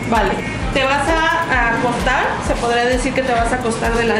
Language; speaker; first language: Spanish; native; Spanish